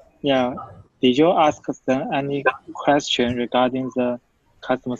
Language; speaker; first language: English; non-native, fluent; Chinese